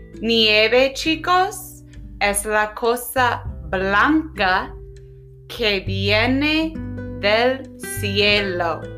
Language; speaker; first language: Spanish; non-native, fluent; English